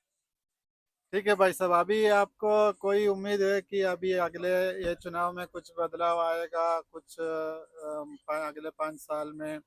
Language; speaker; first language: Hindi; non-native, local second language; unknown